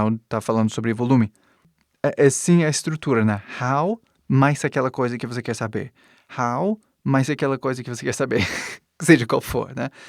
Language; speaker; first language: Portuguese; non-native, fluent; English